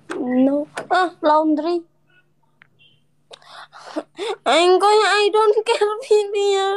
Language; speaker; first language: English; non-native, learner; Indonesian